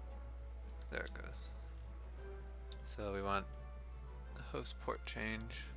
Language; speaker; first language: English; native; English